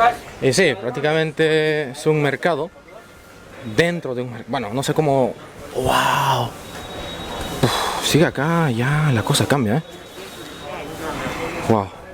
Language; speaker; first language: Spanish; native; Spanish